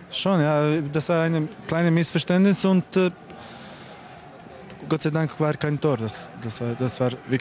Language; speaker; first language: German; non-native, fluent; Croatian